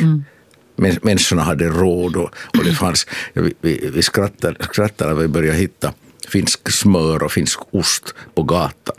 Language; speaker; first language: Swedish; non-native, local second language; Finnish